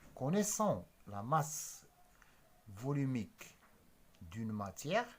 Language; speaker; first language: French; non-native, local second language; Arabic